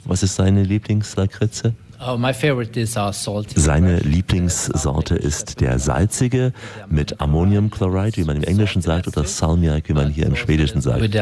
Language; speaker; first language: German; native; German